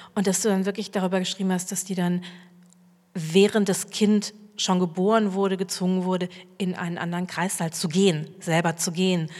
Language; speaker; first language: German; native; German